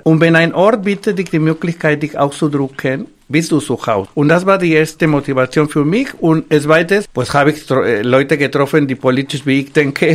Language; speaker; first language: German; non-native, fluent; Spanish